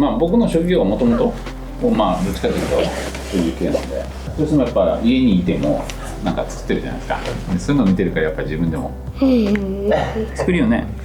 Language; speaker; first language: Japanese; native; Japanese